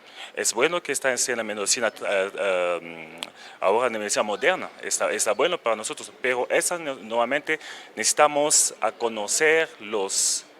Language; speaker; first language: Spanish; non-native, learner; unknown